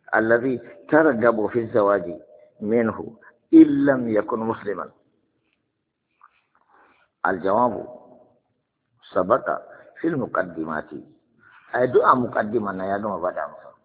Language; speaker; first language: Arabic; non-native, fluent; Hausa